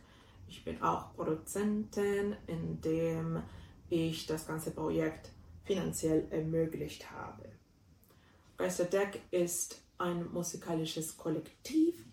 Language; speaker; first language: German; non-native, fluent; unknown